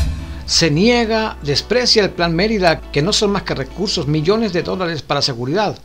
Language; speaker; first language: Spanish; native; Spanish